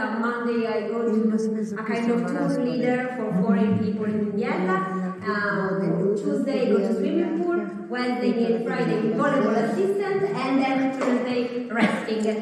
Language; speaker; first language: English; non-native, fluent; Italian